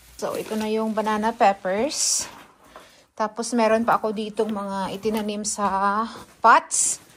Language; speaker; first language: Filipino; non-native, local second language; Hiligaynon